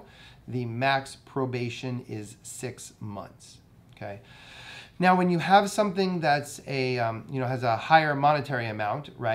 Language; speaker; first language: English; native; English